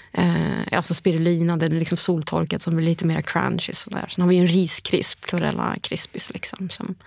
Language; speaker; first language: Swedish; early bilingual, heritage; Swedish